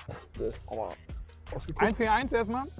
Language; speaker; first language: German; native; German